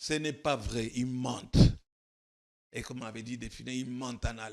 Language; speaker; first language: French; non-native, local second language; Lingala